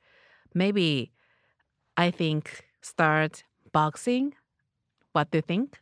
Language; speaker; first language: English; non-native, learner; Japanese